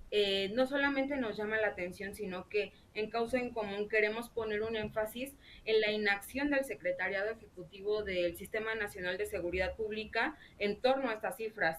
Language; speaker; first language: Spanish; native; Spanish